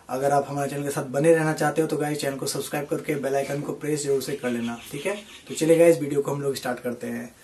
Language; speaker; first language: Hindi; native; Hindi